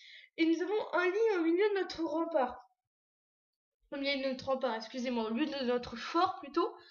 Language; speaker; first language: French; native; French